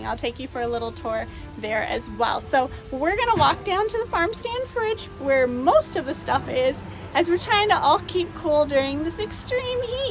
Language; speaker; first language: English; native; English